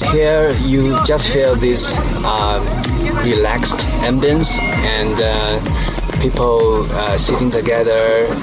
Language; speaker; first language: English; non-native, fluent; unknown